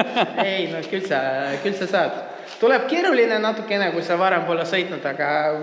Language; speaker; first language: Estonian; native; Estonian